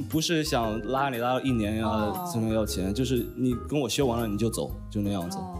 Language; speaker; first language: Chinese; early bilingual, heritage; Chinese